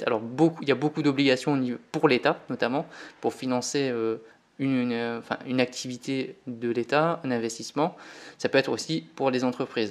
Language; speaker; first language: French; native; French